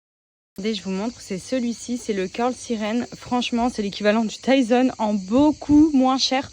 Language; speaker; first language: French; native; French